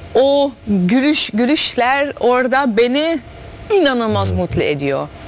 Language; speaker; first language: Turkish; early bilingual, heritage; Turkish